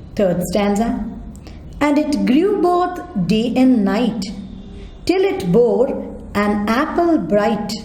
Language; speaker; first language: English; non-native, local second language; Kannada